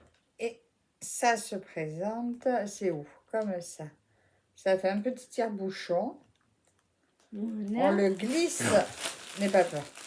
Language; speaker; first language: French; native; French